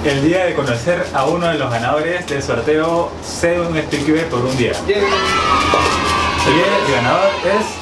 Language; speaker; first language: Spanish; native; Spanish